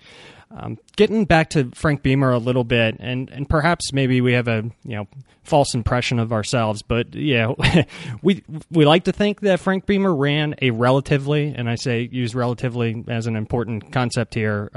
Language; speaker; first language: English; native; English